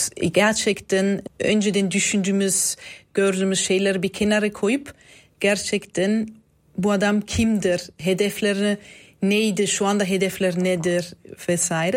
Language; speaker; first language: Turkish; non-native, fluent; German